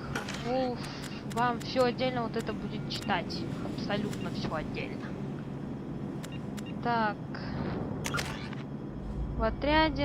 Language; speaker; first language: Russian; native; Russian